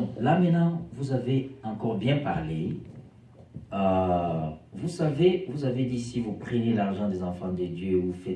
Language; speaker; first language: French; non-native, local second language; Lingala